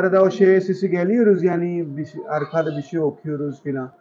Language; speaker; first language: Turkish; non-native, learner; Urdu